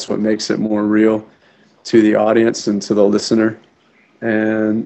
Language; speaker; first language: English; native; English